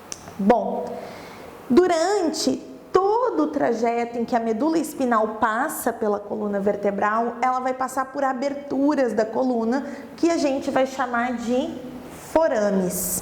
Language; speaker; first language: Portuguese; native; Portuguese